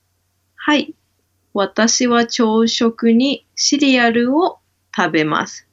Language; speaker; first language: Japanese; non-native, learner; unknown